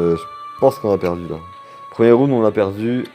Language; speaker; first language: French; native; French